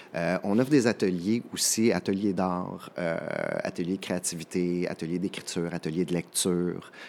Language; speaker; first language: French; native; French